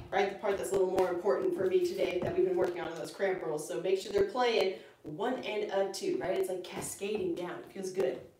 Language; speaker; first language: English; native; English